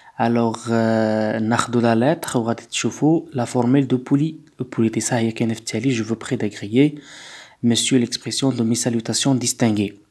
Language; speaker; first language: French; non-native, local second language; Arabic